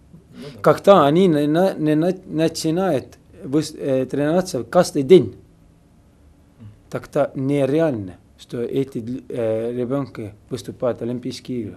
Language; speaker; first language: Russian; non-native, learner; Estonian